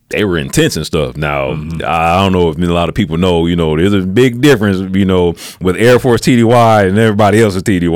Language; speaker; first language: English; native; English